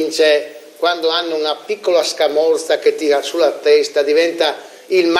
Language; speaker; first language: Italian; native; Italian